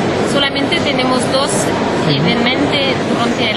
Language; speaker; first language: Spanish; non-native, learner; French